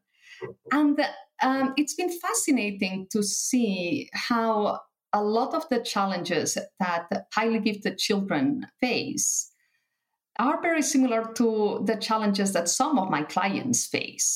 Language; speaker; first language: English; non-native, fluent; Catalan